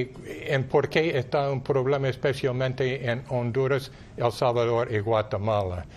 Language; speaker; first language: Spanish; non-native, fluent; English